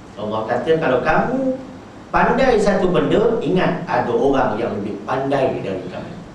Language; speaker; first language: Malay; native; Malay